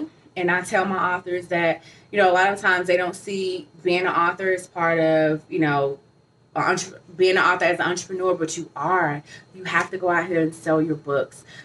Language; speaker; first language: English; native; English